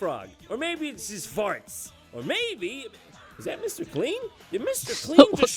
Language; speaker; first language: English; native; English